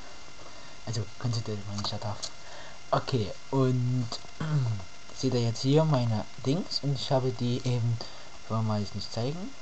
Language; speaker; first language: German; native; German